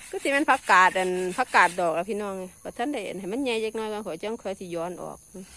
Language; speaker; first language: Thai; native; Thai